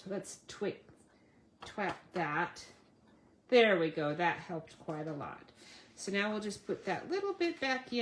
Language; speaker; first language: English; native; English